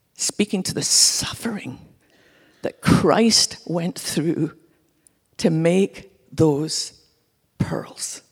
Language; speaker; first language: English; native; English